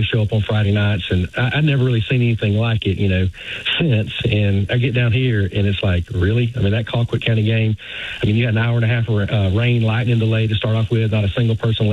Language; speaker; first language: English; native; English